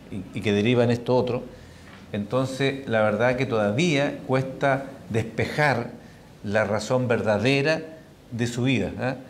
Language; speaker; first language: Spanish; native; Spanish